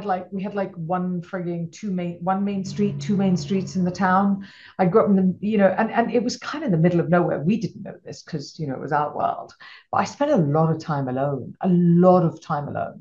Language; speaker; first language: English; non-native, local second language; Punjabi